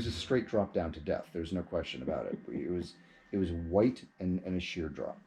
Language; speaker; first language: English; native; English